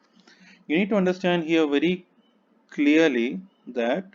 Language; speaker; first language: English; non-native, local second language; Hindi